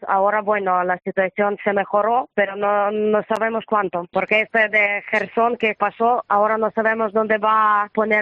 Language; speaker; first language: Spanish; non-native, learner; Ukrainian